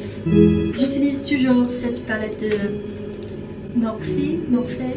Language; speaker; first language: French; non-native, learner; English